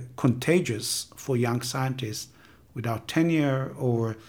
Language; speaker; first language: English; non-native, fluent; Hebrew